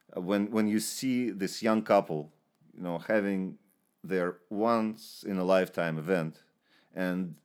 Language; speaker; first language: English; non-native, fluent; Russian